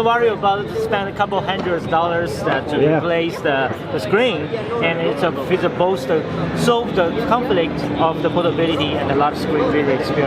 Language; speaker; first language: English; non-native, fluent; Chinese